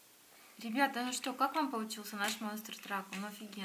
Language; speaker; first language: Russian; native; Russian